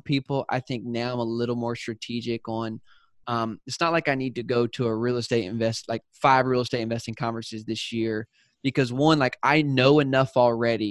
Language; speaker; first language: English; native; English